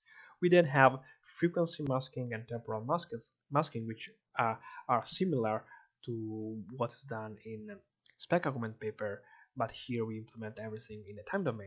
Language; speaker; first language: English; non-native, fluent; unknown